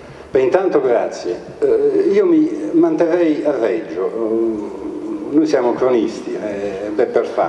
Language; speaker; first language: Italian; native; Italian